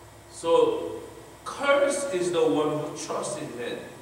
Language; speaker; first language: English; non-native, fluent; Korean